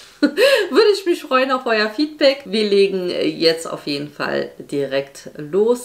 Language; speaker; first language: German; native; German